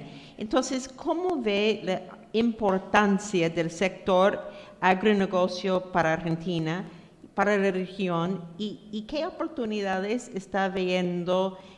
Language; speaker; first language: Spanish; non-native, fluent; English